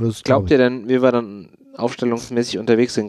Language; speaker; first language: German; native; German